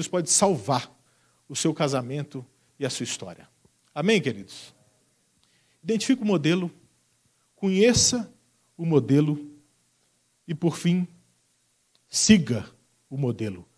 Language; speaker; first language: Portuguese; native; Portuguese